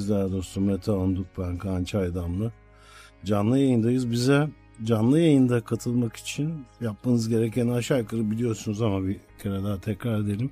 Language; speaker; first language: Turkish; native; Turkish